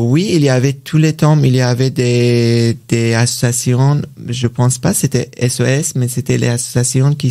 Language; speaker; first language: French; non-native, learner; Persian